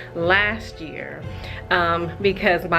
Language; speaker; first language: English; native; English